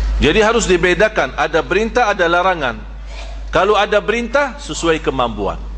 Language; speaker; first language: Malay; non-native, fluent; Arabic